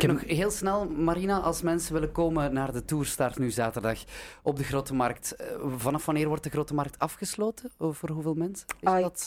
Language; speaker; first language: Dutch; native; Dutch